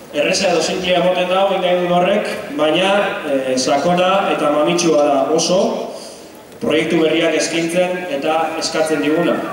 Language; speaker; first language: Basque; native; Basque